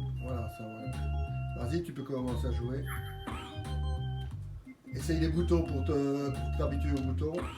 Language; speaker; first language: French; native; French